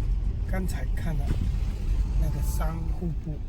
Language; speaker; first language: Chinese; native; Chinese